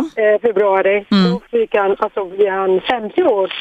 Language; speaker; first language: Swedish; non-native, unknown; Arabic